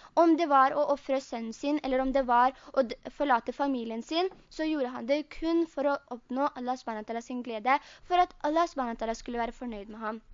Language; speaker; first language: Norwegian; early bilingual, other home language; Urdu